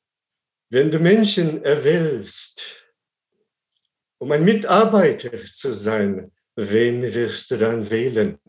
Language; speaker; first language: German; non-native, fluent; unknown